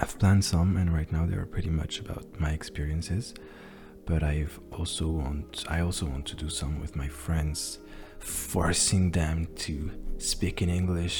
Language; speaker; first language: English; non-native, fluent; French